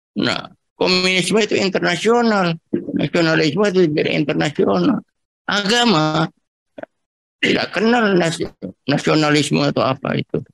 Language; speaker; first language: Indonesian; non-native, local second language; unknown